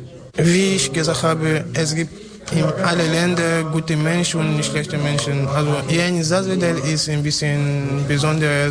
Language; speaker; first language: German; non-native, learner; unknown